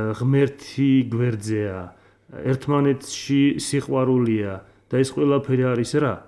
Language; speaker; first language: Georgian; non-native, local second language; Armenian